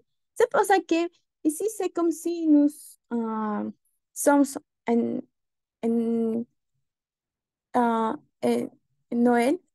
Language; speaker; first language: French; non-native, learner; Spanish